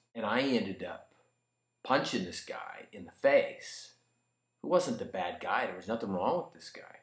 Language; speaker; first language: English; native; English